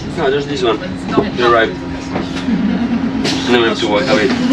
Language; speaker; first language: English; non-native, fluent; Italian